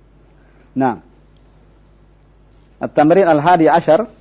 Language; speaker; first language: Arabic; non-native, fluent; Indonesian